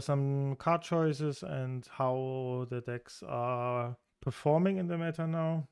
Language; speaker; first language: English; non-native, fluent; German